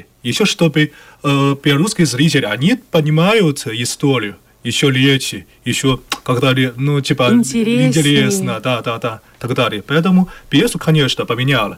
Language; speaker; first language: Russian; non-native, learner; Chinese